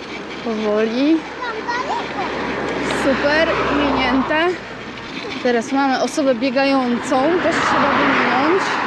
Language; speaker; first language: Polish; native; Polish